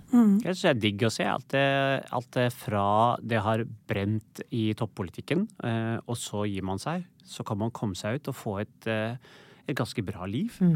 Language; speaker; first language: Norwegian; early bilingual, other home language; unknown